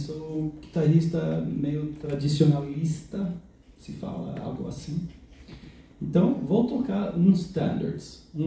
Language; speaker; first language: Portuguese; non-native, fluent; English